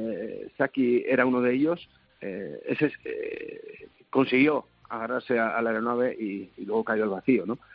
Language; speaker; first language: Spanish; native; Spanish